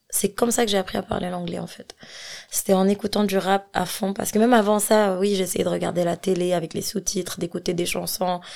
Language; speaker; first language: French; non-native, local second language; Arabic